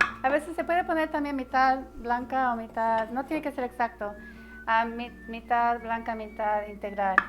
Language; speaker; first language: Spanish; early bilingual, heritage; Spanish